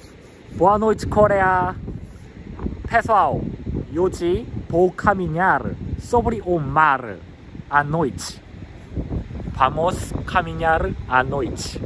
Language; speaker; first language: Portuguese; non-native, learner; Korean